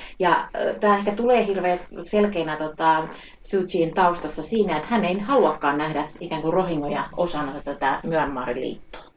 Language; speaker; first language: Finnish; native; Finnish